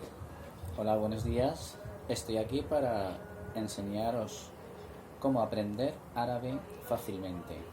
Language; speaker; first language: Spanish; non-native, fluent; Arabic